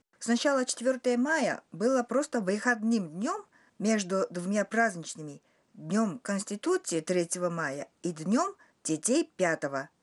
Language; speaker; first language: Russian; non-native, fluent; Japanese